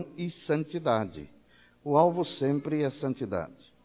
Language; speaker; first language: Portuguese; native; Portuguese